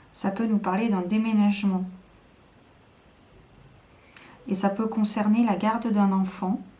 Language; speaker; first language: French; native; French